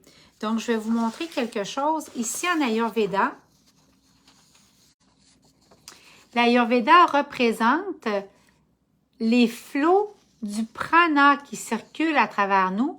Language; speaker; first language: French; native; French